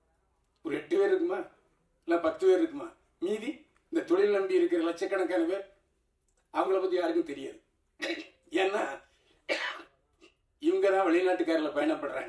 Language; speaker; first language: Tamil; native; Tamil